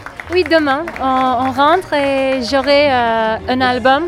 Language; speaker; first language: French; non-native, fluent; Turkish